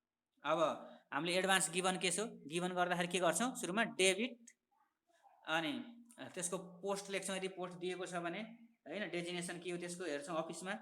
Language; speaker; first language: Nepali; native; Nepali